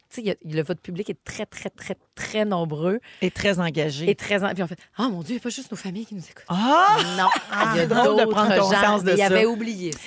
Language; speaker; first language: French; native; French